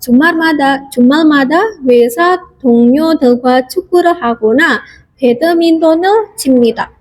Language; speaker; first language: Korean; non-native, fluent; Indonesian